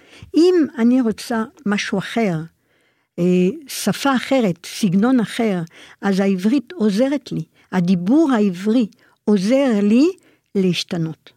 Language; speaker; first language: Hebrew; non-native, fluent; French